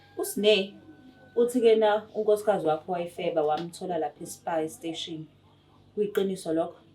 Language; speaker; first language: Zulu; native; Zulu